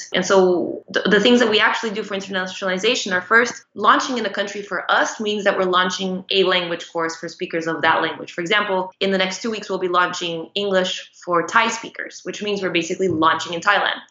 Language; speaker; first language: English; non-native, fluent; Portuguese